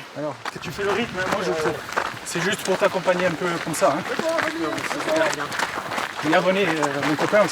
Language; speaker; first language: French; native; French